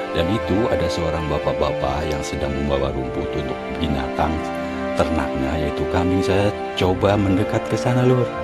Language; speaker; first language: Indonesian; non-native, local second language; Javanese